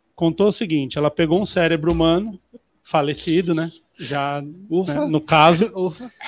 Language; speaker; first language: Portuguese; native; Portuguese